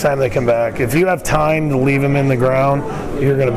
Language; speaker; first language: English; native; English